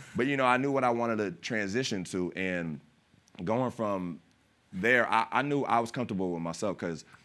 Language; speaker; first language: English; native; English